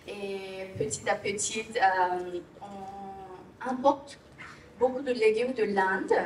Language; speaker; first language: French; non-native, learner; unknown